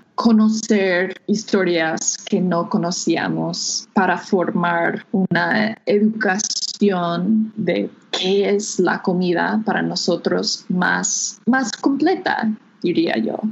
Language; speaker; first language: Spanish; non-native, fluent; English